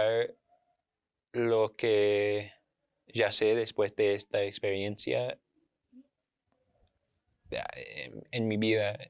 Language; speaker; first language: Spanish; non-native, fluent; English